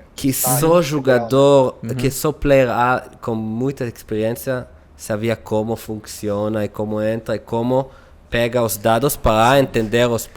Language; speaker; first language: Portuguese; non-native, learner; Hebrew